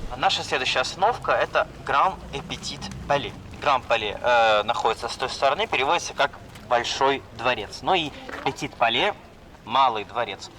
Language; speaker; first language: Russian; native; Russian